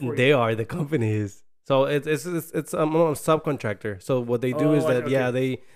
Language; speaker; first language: English; early bilingual, other home language; Spanish